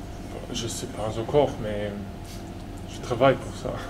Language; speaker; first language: French; non-native, learner; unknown